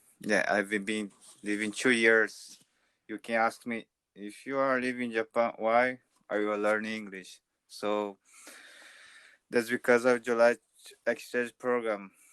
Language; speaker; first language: English; non-native, learner; Portuguese